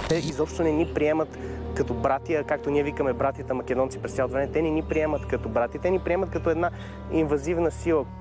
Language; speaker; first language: Bulgarian; native; Bulgarian